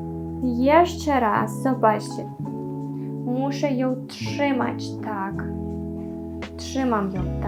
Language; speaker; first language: Polish; non-native, learner; Russian